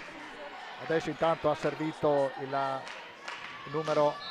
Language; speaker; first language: Italian; native; Italian